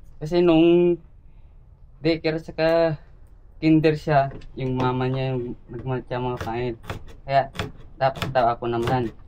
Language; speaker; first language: Filipino; non-native, local second language; Iloko